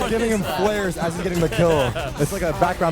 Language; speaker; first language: English; native; English